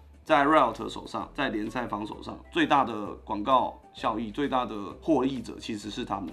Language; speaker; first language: Chinese; native; Chinese